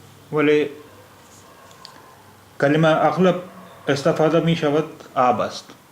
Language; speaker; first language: Persian; non-native, learner; Urdu